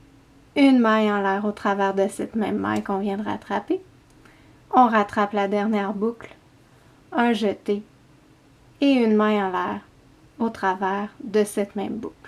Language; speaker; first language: French; native; French